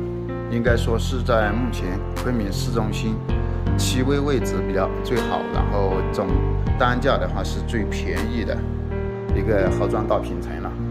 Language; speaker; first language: Chinese; native; Chinese